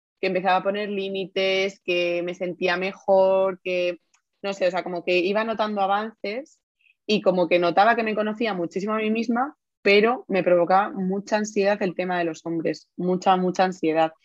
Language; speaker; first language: Spanish; native; Spanish